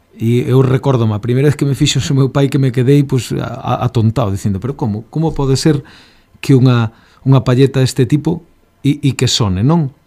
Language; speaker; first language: Galician; native; Galician